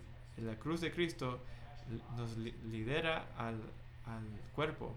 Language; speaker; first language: Spanish; non-native, fluent; English